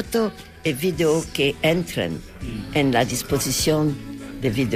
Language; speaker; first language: Spanish; non-native, learner; French